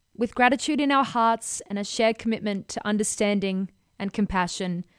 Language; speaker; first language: English; native; English